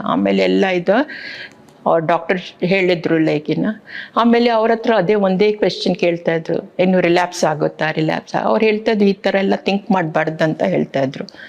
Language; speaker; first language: Kannada; non-native, local second language; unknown